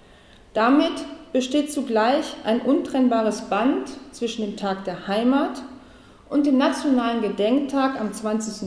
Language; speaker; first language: German; native; German